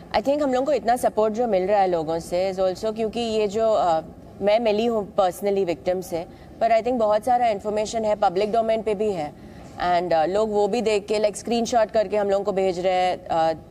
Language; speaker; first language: Hindi; non-native, local second language; Malayalam